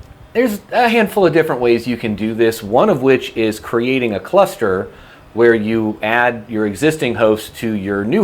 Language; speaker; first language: English; native; English